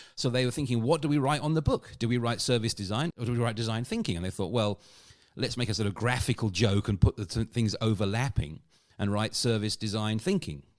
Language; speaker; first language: English; native; English